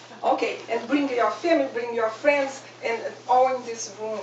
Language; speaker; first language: English; non-native, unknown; Portuguese